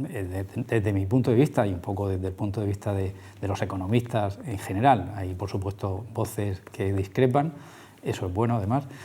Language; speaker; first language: Spanish; native; Spanish